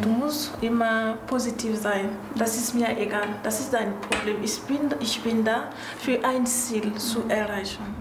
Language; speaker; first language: German; non-native, learner; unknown